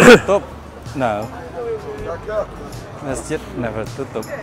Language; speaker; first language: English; non-native, fluent; Indonesian